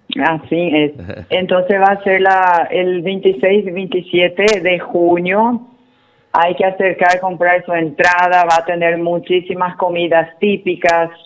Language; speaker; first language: Spanish; non-native, fluent; Portuguese